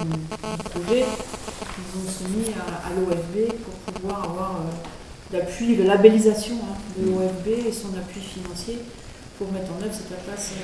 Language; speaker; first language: French; native; French